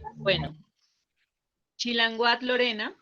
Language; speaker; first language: Spanish; native; Spanish